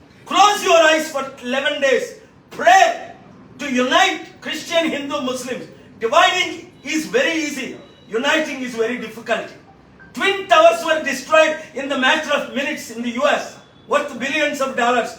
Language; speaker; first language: English; non-native, local second language; Telugu